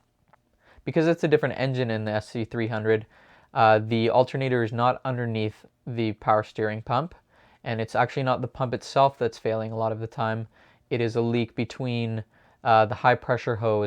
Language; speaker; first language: English; native; English